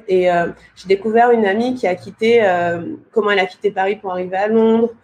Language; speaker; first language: French; native; French